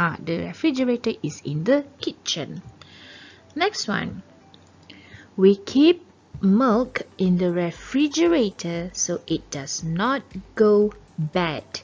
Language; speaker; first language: English; non-native, local second language; Malay